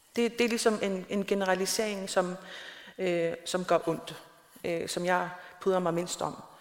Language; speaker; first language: Danish; non-native, local second language; Kalaallisut